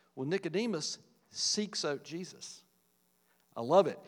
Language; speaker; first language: English; native; English